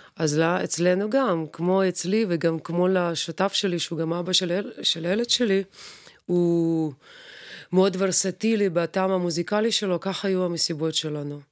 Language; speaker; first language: Hebrew; non-native, fluent; Russian